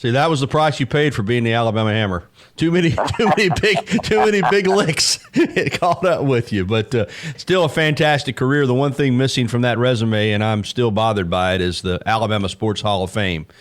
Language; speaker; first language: English; native; English